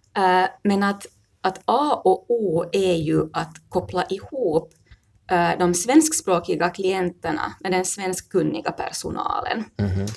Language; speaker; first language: Swedish; native; Swedish